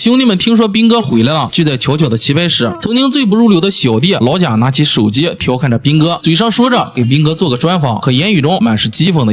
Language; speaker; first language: Chinese; native; Chinese